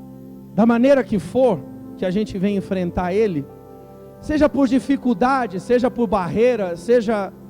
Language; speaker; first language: Portuguese; native; Portuguese